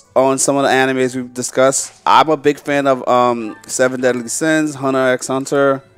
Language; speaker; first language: English; native; English